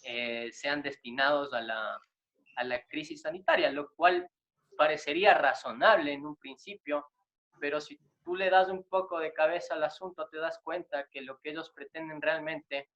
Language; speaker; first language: Spanish; native; Spanish